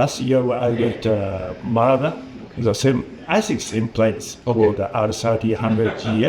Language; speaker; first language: English; non-native, learner; Japanese